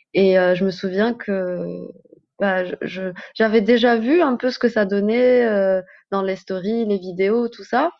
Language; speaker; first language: French; non-native, local second language; Arabic